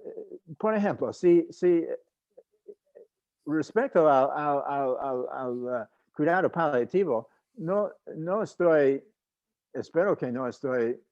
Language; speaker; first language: Spanish; non-native, fluent; English